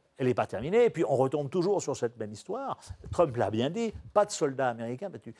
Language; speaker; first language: French; native; French